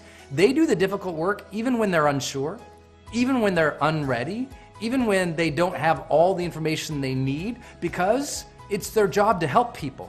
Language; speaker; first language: English; native; English